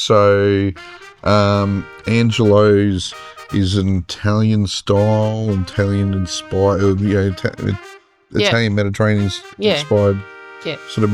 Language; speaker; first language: English; native; English